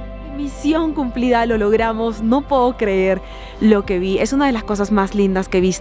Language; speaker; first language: Spanish; native; Spanish